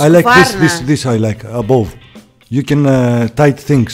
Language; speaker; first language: English; non-native, learner; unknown